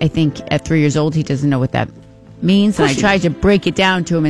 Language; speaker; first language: English; native; English